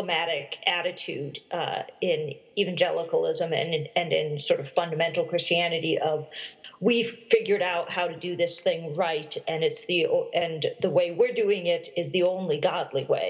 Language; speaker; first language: English; native; English